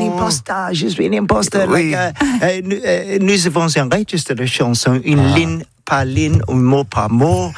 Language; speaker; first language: French; non-native, learner; English